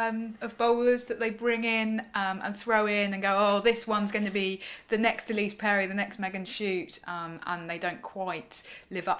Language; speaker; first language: English; native; English